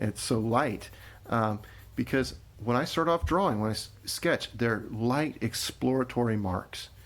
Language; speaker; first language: English; native; English